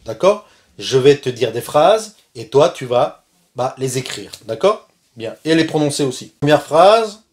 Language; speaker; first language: French; non-native, fluent; Spanish